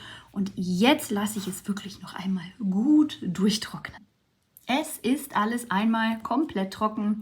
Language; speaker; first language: German; native; German